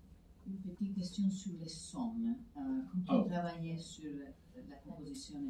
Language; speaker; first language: French; non-native, learner; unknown